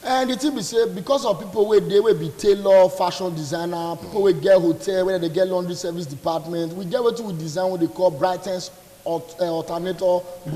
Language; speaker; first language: English; non-native, local second language; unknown